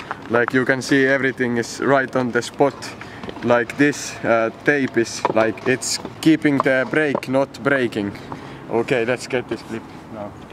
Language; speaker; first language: English; non-native, learner; Finnish